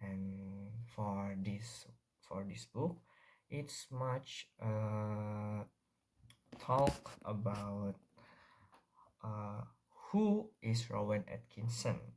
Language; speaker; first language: English; non-native, learner; Indonesian